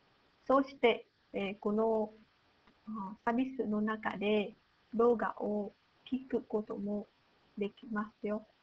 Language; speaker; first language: Japanese; non-native, learner; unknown